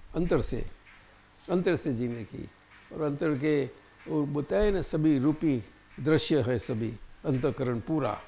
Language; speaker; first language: Hindi; non-native, local second language; Gujarati